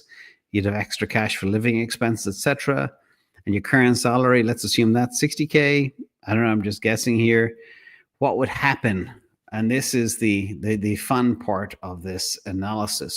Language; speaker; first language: English; native; English